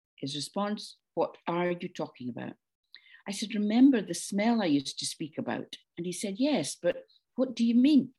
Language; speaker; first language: English; native; English